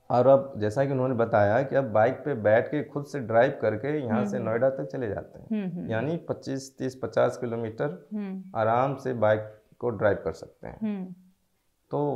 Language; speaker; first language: Hindi; native; Hindi